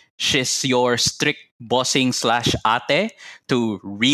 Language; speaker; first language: English; non-native, local second language; Cebuano